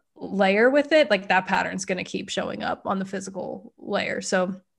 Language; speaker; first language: English; native; English